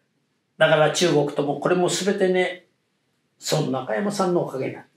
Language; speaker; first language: Japanese; native; Japanese